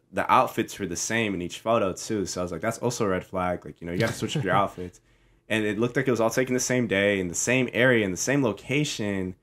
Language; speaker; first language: English; native; English